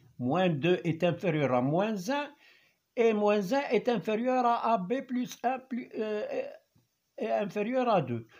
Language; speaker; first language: French; non-native, local second language; Arabic